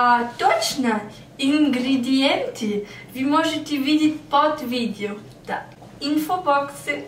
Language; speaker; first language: Russian; early bilingual, heritage; German